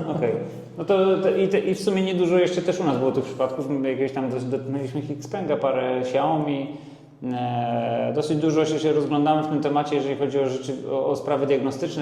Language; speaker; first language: Polish; native; Polish